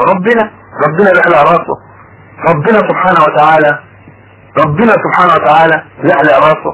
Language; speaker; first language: Arabic; native; Arabic